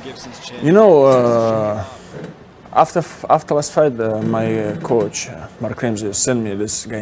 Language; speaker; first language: English; non-native, learner; Russian